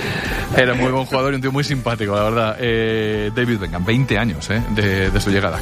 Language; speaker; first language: Spanish; native; Spanish